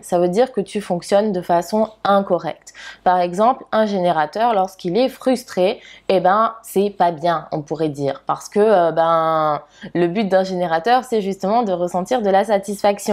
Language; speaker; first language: French; native; French